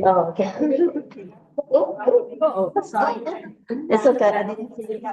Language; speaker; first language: English; non-native, learner; Vietnamese